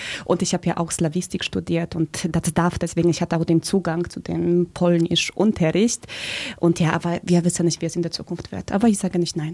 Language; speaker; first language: German; early bilingual, other home language; Polish